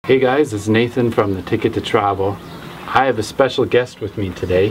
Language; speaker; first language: English; native; English